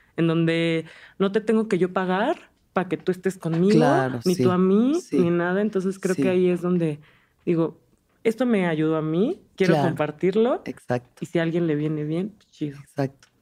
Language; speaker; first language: Spanish; native; Spanish